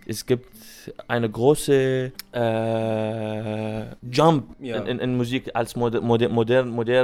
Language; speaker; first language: German; non-native, learner; Arabic